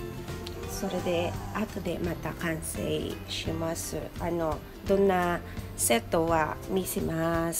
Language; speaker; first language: Japanese; non-native, fluent; Filipino